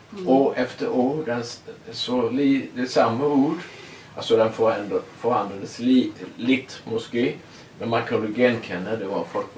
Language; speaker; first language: Swedish; non-native, learner; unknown